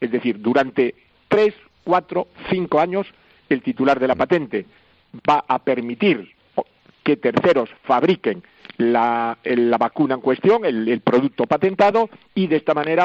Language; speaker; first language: Spanish; native; Spanish